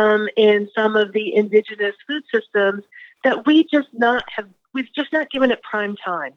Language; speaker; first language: English; native; English